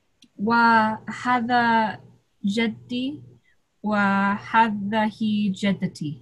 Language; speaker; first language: Arabic; non-native, learner; English